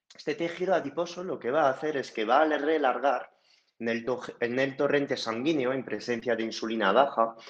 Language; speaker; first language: Spanish; non-native, fluent; French